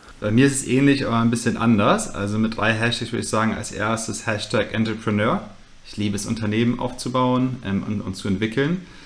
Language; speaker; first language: German; native; German